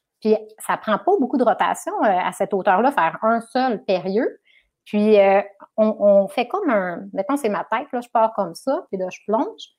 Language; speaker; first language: French; native; French